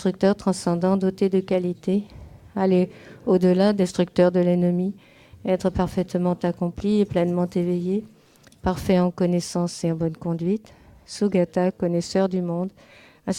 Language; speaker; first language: French; native; French